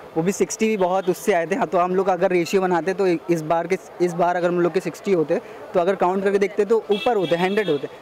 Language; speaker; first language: Hindi; native; Hindi